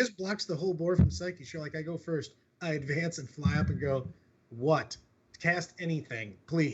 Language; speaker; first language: English; native; English